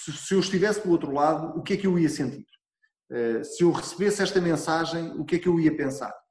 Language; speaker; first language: Portuguese; native; Portuguese